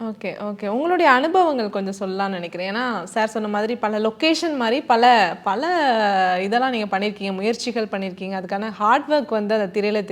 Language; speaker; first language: Tamil; native; Tamil